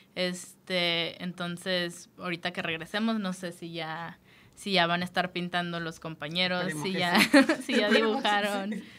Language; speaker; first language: Spanish; native; Spanish